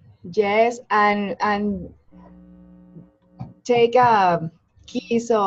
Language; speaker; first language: English; non-native, learner; Spanish